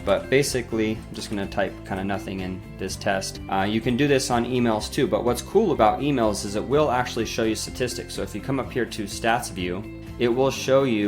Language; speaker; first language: English; native; English